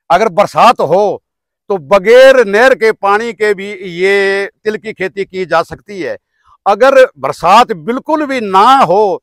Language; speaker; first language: Hindi; native; Hindi